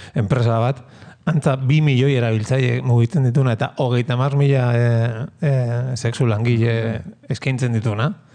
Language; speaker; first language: Basque; non-native, local second language; Spanish